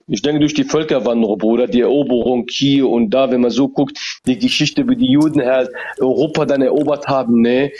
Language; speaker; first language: German; early bilingual, other home language; Turoyo